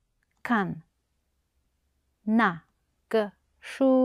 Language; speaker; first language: Chinese; non-native, learner; English